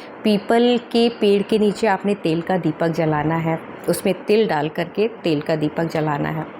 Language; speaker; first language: Hindi; native; Hindi